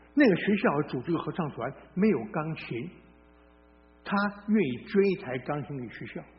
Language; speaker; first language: Chinese; native; Chinese